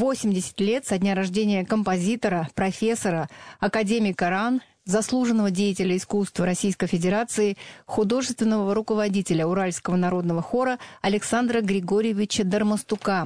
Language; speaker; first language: Russian; native; Russian